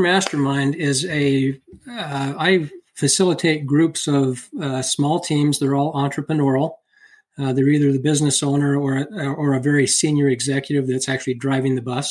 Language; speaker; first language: English; native; English